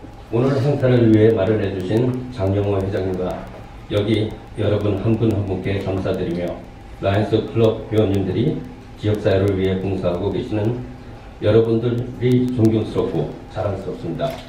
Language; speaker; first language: Korean; native; Korean